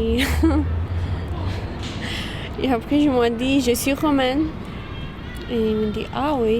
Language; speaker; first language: French; non-native, learner; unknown